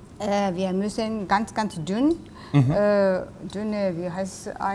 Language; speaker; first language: German; non-native, learner; Japanese